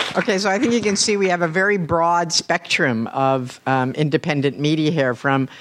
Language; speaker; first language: English; native; English